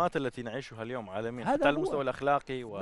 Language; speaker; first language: Arabic; native; Arabic